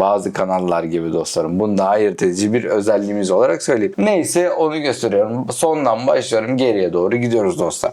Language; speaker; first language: Turkish; native; Turkish